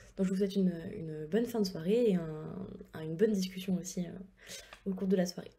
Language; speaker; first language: French; native; French